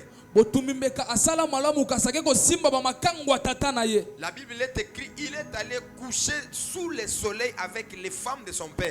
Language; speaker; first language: French; non-native, local second language; Lingala